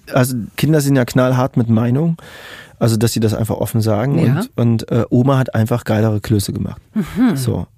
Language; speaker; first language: German; native; German